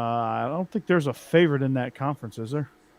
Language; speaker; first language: English; native; English